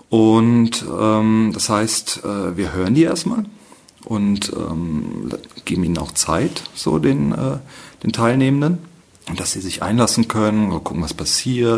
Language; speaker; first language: German; native; German